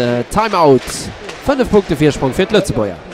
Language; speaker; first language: German; non-native, local second language; Luxembourgish